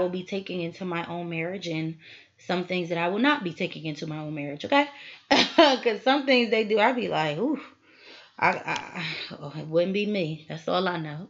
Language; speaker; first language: English; native; English